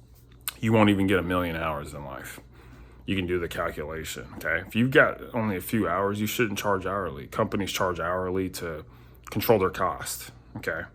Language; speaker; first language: English; native; English